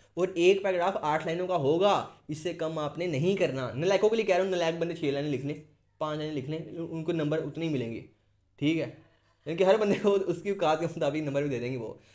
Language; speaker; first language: Urdu; non-native, local second language; Punjabi